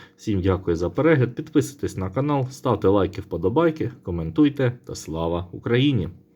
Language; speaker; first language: Ukrainian; non-native, local second language; Russian